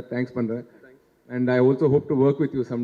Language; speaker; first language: Tamil; non-native, local second language; Telugu